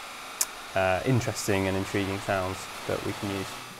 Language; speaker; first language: English; native; English